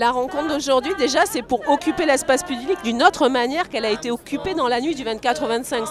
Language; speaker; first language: French; native; French